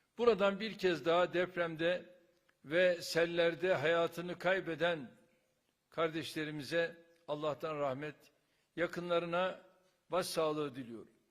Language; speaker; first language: Turkish; native; Turkish